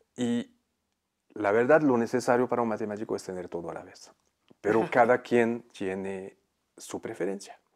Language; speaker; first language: Spanish; non-native, fluent; Arabic